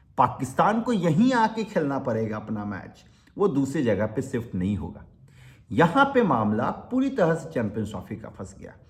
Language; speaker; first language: Hindi; native; Hindi